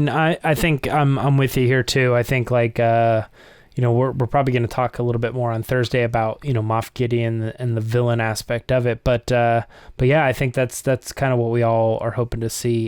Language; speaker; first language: English; native; English